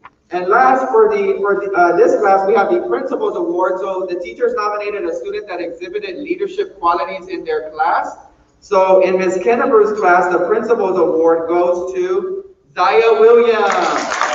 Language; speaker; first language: English; early bilingual, other home language; Spanish